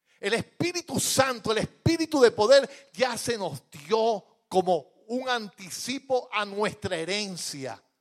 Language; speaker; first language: Spanish; native; Spanish